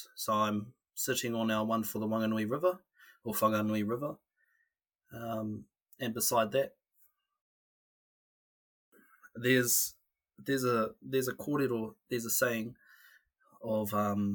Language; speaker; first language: English; native; English